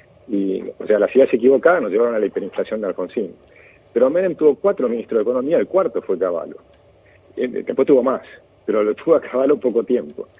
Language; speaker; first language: Spanish; native; Spanish